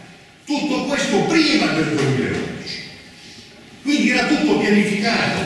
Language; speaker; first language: Italian; native; Italian